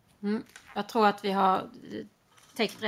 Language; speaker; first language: Swedish; native; Swedish